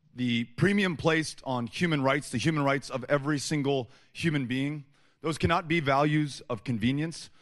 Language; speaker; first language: English; native; English